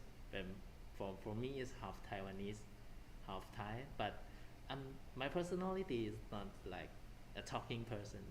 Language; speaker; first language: English; non-native, fluent; Thai